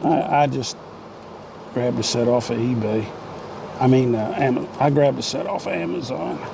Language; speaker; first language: English; native; English